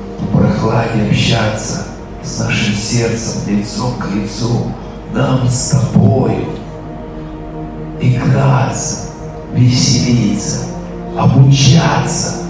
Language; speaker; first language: Russian; native; Russian